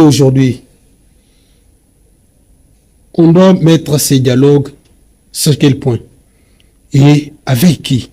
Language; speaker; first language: French; non-native, local second language; Lingala